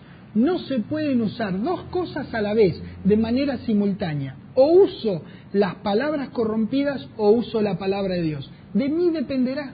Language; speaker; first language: Spanish; native; Spanish